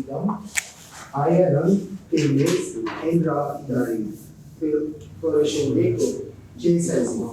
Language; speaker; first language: Persian; non-native, learner; Urdu